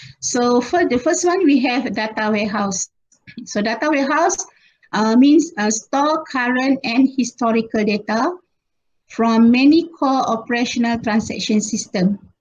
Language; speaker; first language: English; non-native, local second language; Malay